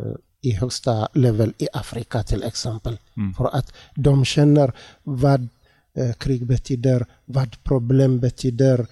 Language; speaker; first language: Swedish; non-native, learner; Tigrinya